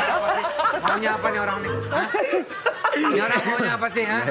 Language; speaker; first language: Indonesian; native; Indonesian